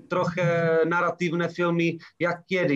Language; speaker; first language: Polish; non-native, learner; Czech